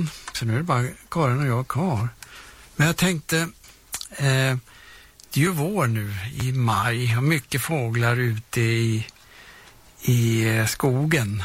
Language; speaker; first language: Swedish; native; Swedish